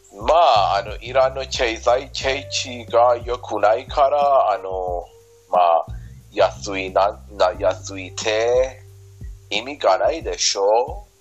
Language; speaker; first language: Japanese; non-native, fluent; Persian